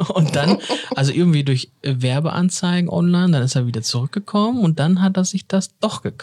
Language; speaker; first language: German; native; German